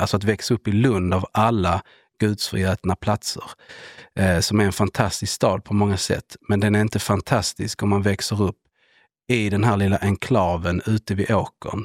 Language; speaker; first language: Swedish; native; Swedish